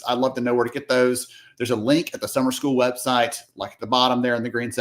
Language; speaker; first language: English; native; English